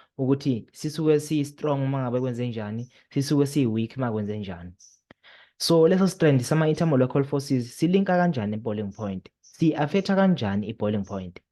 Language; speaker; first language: Zulu; native; Zulu